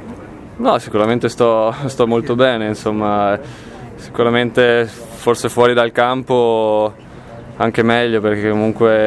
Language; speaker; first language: Italian; non-native, local second language; German